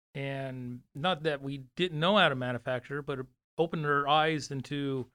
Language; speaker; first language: English; native; English